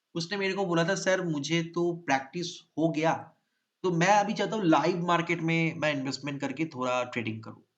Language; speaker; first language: Hindi; non-native, local second language; Bangla